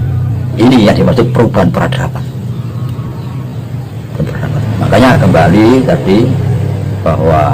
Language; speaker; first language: Indonesian; native; Indonesian